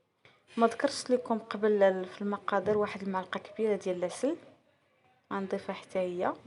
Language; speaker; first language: Arabic; native; Arabic